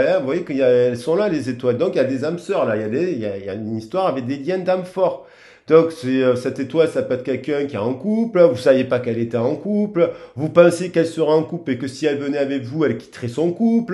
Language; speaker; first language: French; native; French